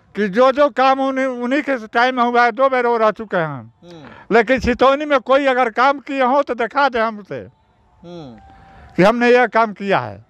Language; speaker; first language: Hindi; native; Hindi